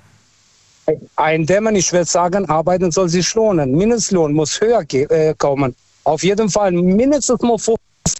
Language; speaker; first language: German; non-native, fluent; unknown